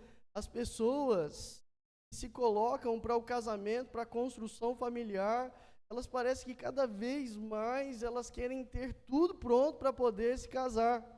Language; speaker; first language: Portuguese; native; Portuguese